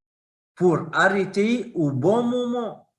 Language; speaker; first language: French; non-native, fluent; Arabic